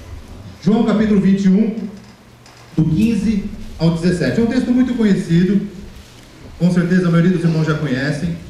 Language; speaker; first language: Portuguese; native; Portuguese